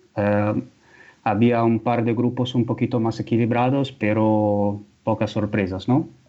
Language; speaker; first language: Spanish; non-native, fluent; Italian